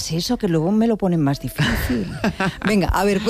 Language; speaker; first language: Spanish; native; Spanish